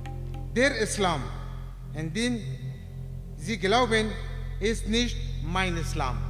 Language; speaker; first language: German; non-native, learner; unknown